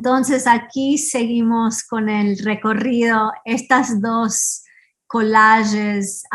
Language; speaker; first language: Spanish; early bilingual, heritage; Spanish